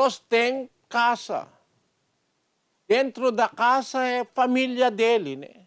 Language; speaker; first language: Portuguese; non-native, learner; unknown